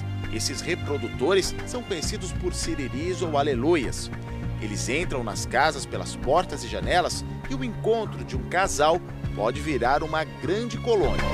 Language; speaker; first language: Portuguese; native; Portuguese